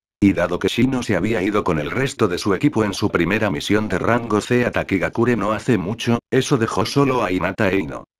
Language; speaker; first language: Spanish; native; Spanish